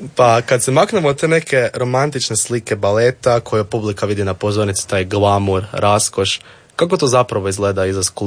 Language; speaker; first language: Serbian; native; Serbian